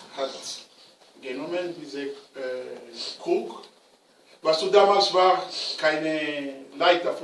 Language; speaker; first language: German; non-native, learner; Romanian